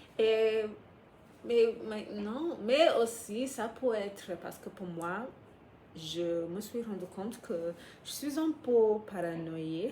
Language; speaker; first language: French; non-native, fluent; English